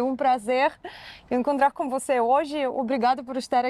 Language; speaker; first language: Portuguese; non-native, fluent; Russian